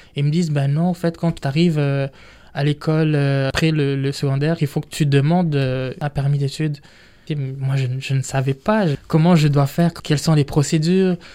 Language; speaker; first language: French; non-native, local second language; Rundi